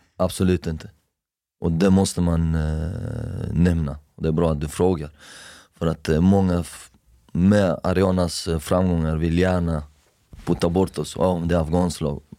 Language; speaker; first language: Swedish; early bilingual, other home language; Persian